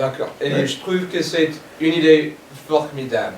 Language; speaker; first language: French; non-native, fluent; English